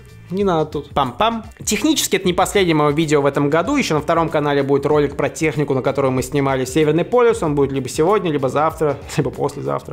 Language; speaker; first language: Russian; native; Russian